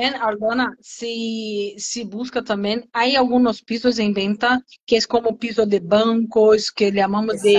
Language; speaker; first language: Spanish; non-native, learner; Portuguese